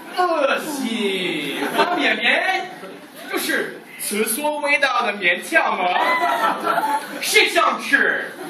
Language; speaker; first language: Chinese; non-native, fluent; English